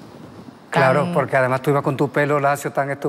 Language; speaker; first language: Spanish; native; Spanish